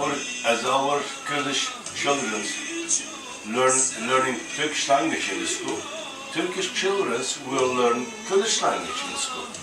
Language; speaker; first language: English; non-native, fluent; Kurdish